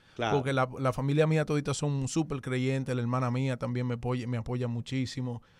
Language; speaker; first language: Spanish; early bilingual, heritage; Spanish